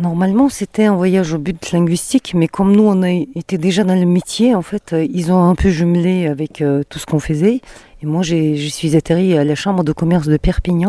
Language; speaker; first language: French; non-native, fluent; Mongolian